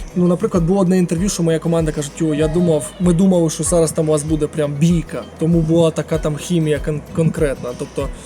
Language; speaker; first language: Ukrainian; non-native, local second language; Russian